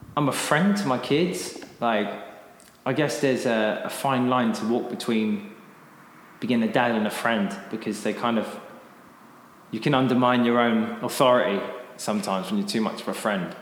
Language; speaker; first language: English; native; English